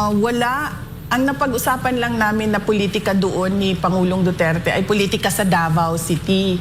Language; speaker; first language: Filipino; non-native, local second language; Cebuano